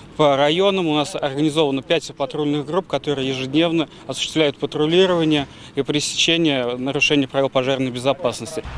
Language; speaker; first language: Russian; native; Russian